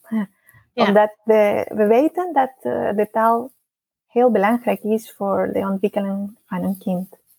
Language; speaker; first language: Dutch; non-native, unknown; Spanish